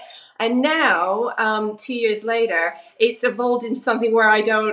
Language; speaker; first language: English; native; English